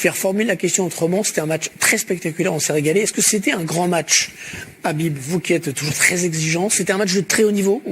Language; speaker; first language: French; native; French